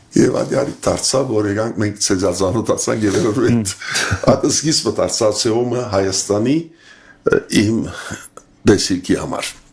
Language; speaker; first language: Armenian; early bilingual, heritage; Armenian